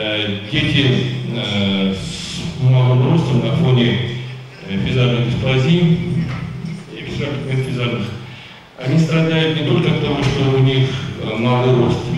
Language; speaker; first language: Russian; native; Russian